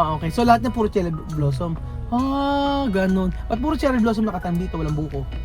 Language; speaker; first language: Filipino; native; Filipino